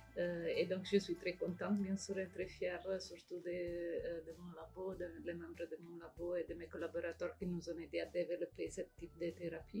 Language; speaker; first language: French; non-native, fluent; Italian